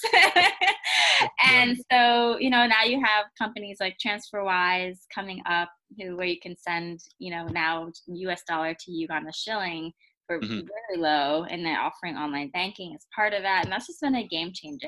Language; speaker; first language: English; native; English